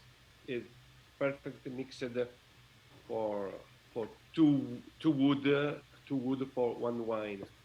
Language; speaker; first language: English; non-native, learner; Italian